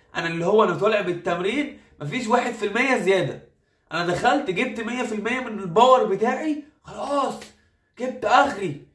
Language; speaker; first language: Arabic; native; Arabic